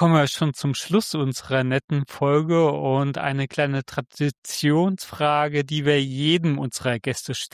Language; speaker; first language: German; native; German